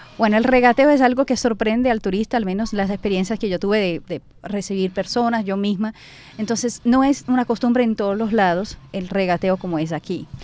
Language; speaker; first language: Spanish; non-native, fluent; Portuguese